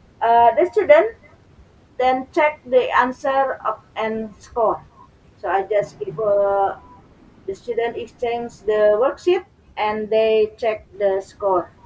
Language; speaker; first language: English; non-native, learner; Indonesian